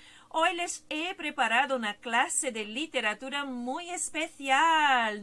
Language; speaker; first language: Spanish; non-native, fluent; Portuguese